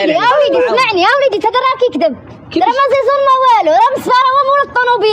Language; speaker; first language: Arabic; native; Arabic